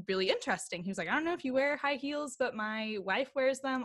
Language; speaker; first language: English; native; English